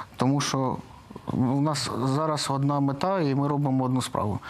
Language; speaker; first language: Ukrainian; native; Ukrainian